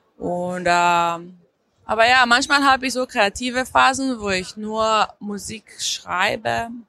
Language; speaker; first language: German; non-native, fluent; Slovenian